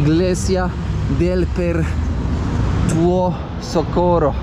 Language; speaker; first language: Spanish; non-native, learner; Polish